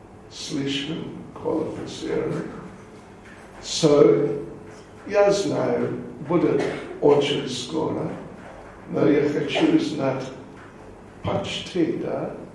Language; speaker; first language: Russian; non-native, learner; English